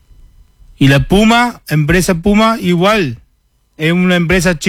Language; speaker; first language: Spanish; non-native, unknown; Chinese